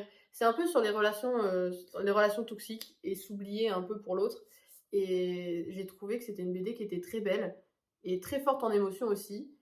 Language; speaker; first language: French; native; French